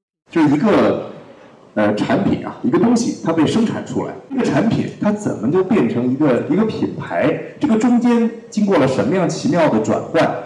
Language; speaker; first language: Chinese; native; Chinese